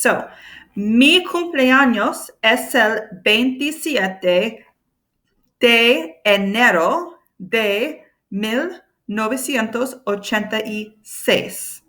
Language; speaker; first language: Spanish; non-native, fluent; English